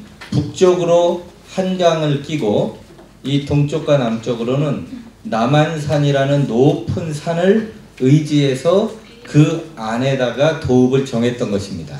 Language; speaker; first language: Korean; native; Korean